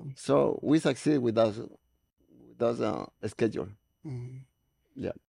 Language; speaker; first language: English; non-native, learner; Spanish